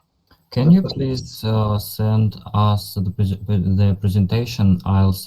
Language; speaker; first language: English; non-native, learner; Russian